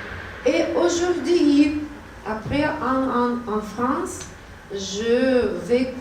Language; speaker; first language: French; non-native, learner; Russian